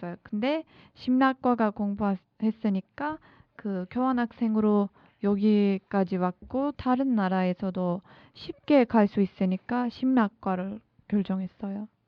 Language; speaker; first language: Korean; non-native, learner; Turkish